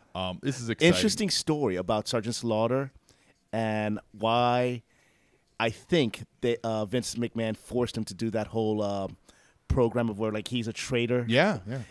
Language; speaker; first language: English; native; English